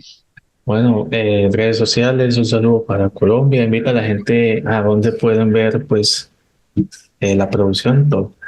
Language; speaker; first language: Spanish; native; Spanish